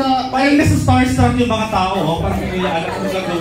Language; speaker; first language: Filipino; native; Filipino